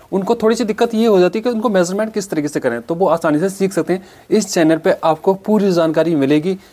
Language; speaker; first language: Hindi; native; Hindi